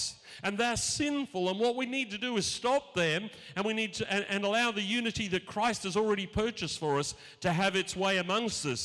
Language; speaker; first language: English; native; English